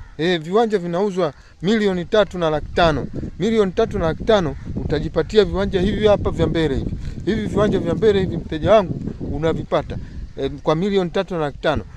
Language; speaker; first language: Swahili; native; Swahili